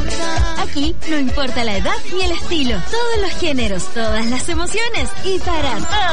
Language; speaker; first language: Spanish; native; Spanish